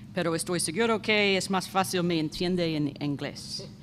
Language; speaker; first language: Spanish; non-native, learner; English